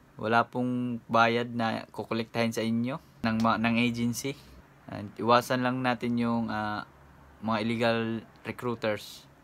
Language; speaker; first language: Filipino; non-native, local second language; Cebuano